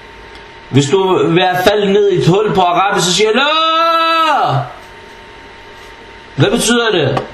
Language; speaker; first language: Danish; non-native, fluent; Arabic